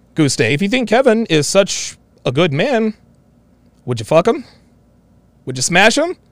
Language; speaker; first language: English; native; English